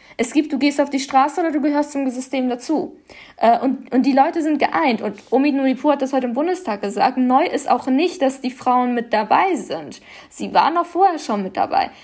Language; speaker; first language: German; native; German